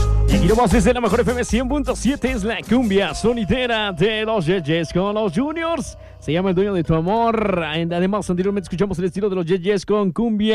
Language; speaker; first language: Spanish; native; Spanish